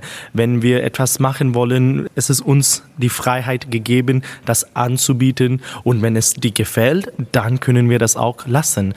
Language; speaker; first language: German; non-native, fluent; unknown